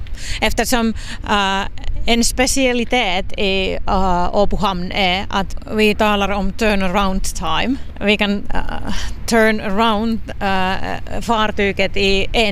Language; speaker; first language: Swedish; non-native, local second language; Finnish